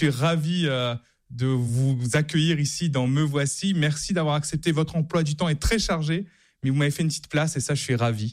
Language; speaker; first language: French; native; French